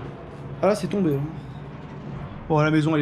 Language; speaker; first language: French; native; French